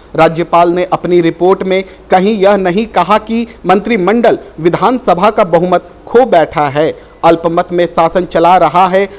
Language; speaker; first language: Hindi; native; Hindi